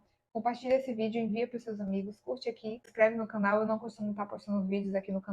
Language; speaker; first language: Portuguese; native; Portuguese